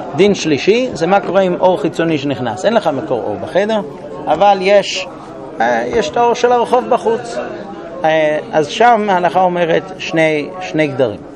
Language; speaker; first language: Hebrew; non-native, fluent; English